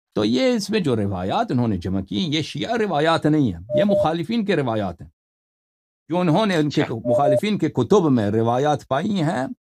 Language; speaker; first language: Urdu; non-native, fluent; Persian